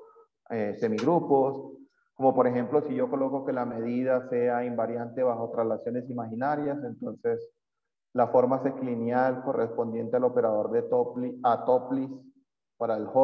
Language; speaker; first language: Spanish; native; Spanish